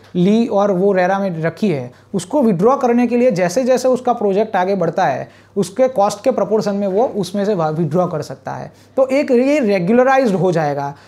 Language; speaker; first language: Hindi; non-native, local second language; Gujarati